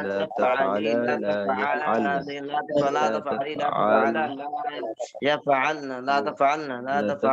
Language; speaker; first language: Arabic; non-native, learner; Bangla